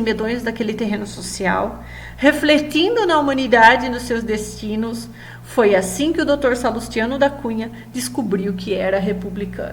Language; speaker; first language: Portuguese; native; Portuguese